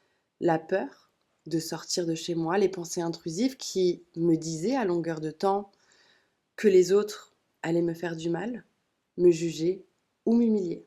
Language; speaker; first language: French; native; French